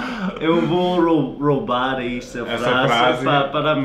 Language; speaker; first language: Portuguese; non-native, learner; English